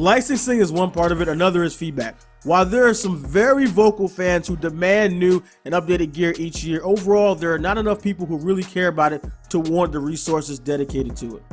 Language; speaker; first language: English; native; English